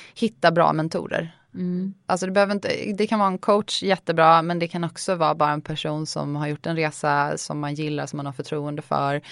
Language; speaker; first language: Swedish; native; Swedish